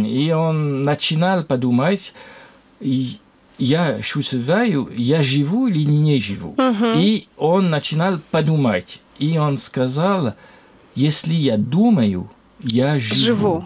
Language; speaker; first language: Russian; non-native, learner; French